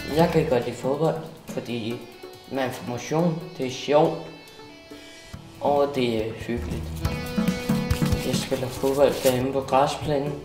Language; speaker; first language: Danish; native; Danish